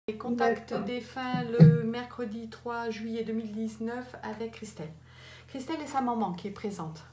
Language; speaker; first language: French; native; French